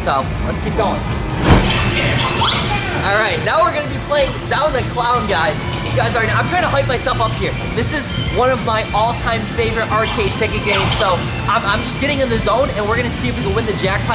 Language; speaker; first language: English; native; English